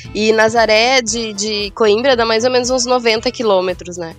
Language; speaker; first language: Portuguese; native; Portuguese